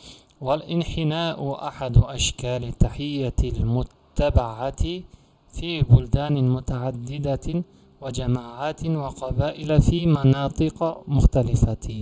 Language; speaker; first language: Arabic; non-native, fluent; Uzbek